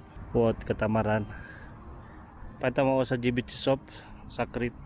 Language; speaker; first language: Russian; non-native, learner; Filipino